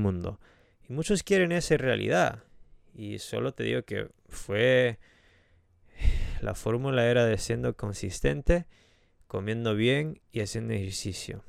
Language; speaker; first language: Spanish; non-native, fluent; English